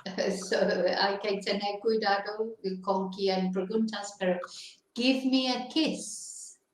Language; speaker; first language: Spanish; non-native, fluent; English